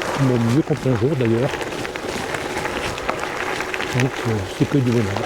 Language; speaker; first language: French; native; French